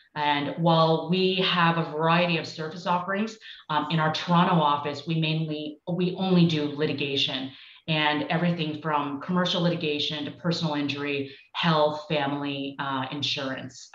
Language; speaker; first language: English; early bilingual, other home language; Chinese